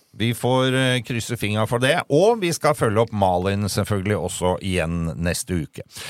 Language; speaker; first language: Norwegian; native; Norwegian